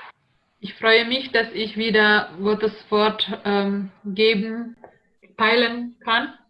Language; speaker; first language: German; non-native, learner; Indonesian